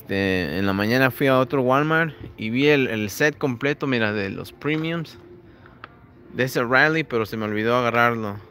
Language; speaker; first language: Spanish; early bilingual, heritage; Spanish